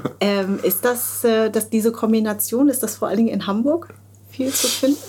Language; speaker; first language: German; early bilingual, other home language; Vietnamese